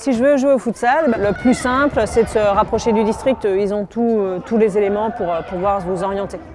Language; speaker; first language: French; native; French